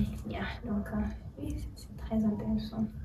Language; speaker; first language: French; non-native, fluent; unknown